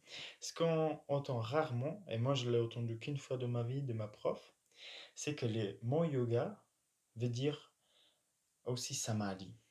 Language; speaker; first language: French; non-native, fluent; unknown